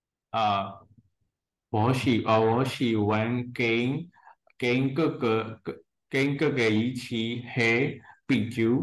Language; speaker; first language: Chinese; non-native, learner; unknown